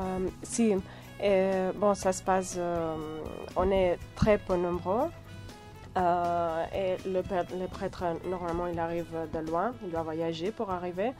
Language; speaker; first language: French; non-native, fluent; Catalan